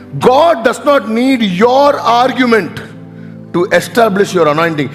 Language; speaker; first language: English; non-native, local second language; Tamil